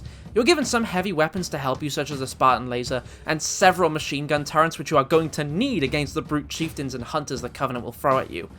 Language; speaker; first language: English; native; English